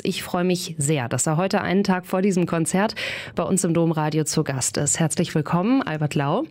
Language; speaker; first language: German; native; German